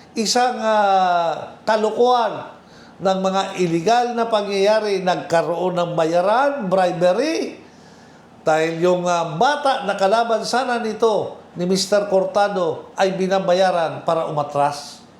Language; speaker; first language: Filipino; non-native, local second language; Bikol